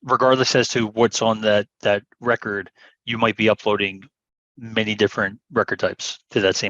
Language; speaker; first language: English; native; English